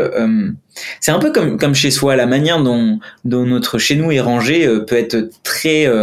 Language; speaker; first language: French; non-native, fluent; Hindi